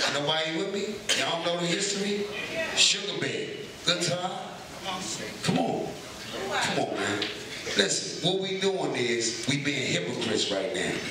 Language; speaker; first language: English; native; English